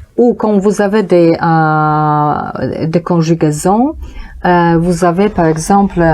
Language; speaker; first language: French; non-native, learner; Polish